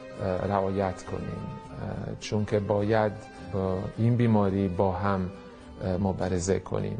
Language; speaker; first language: Persian; non-native, fluent; Italian